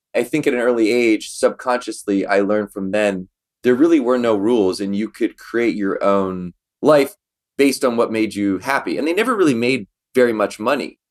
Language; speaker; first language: English; native; English